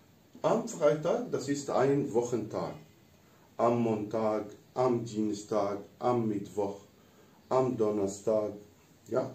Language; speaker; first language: German; non-native, fluent; Arabic